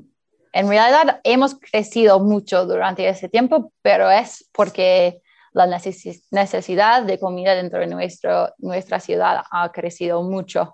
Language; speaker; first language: Spanish; early bilingual, heritage; Spanish